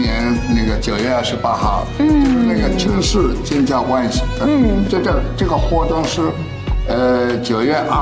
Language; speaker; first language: Chinese; non-native, fluent; Spanish